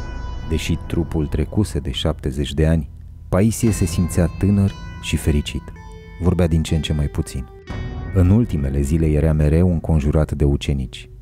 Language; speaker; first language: Romanian; native; Romanian